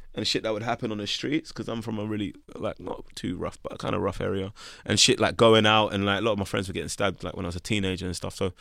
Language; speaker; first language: English; native; English